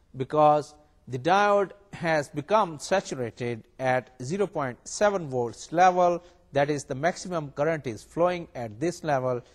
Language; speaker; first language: English; non-native, local second language; Urdu